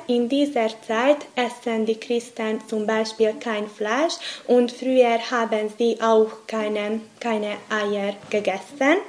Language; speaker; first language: German; non-native, learner; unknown